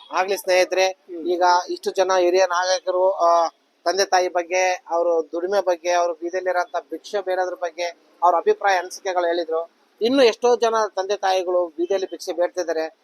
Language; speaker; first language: Kannada; native; Kannada